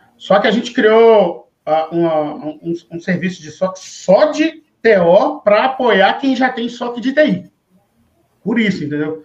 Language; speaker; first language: Portuguese; native; Portuguese